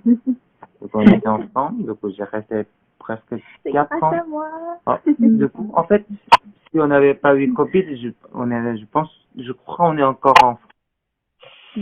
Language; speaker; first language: French; non-native, learner; Korean